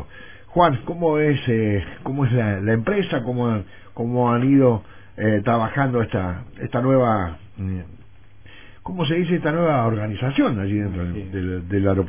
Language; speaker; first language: Spanish; native; Spanish